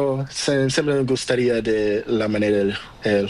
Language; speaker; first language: Spanish; non-native, learner; Portuguese